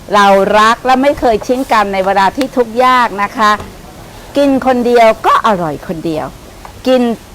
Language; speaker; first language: Thai; native; Thai